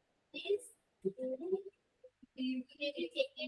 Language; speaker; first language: English; non-native, learner; Bangla